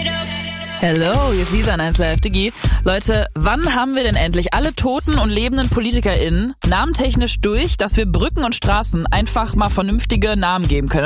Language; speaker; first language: German; native; German